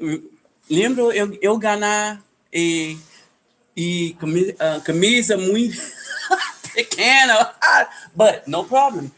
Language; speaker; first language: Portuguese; non-native, learner; English